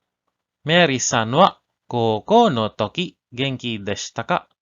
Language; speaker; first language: Japanese; non-native, learner; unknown